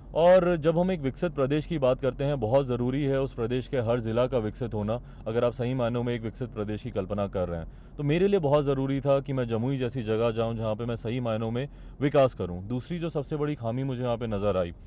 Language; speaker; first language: Hindi; native; Hindi